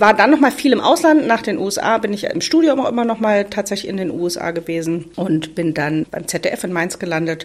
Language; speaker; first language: German; native; German